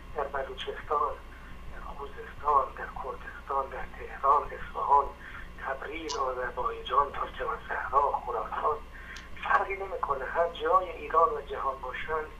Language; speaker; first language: Persian; native; Persian